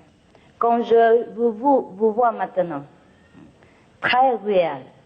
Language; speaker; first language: French; non-native, fluent; Vietnamese